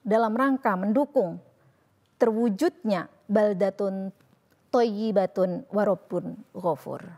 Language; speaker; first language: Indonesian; native; Indonesian